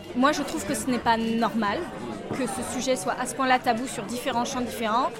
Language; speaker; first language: French; native; French